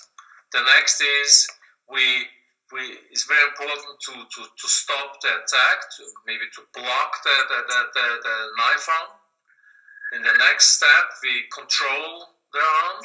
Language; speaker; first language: English; non-native, learner; German